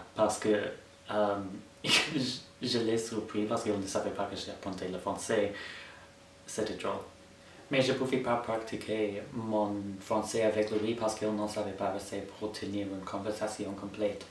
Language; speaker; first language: French; non-native, fluent; English